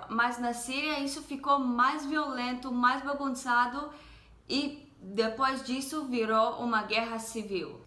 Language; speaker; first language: Portuguese; non-native, fluent; Hebrew